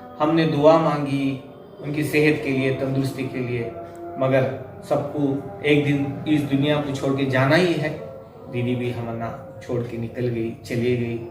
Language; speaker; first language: Urdu; native; Urdu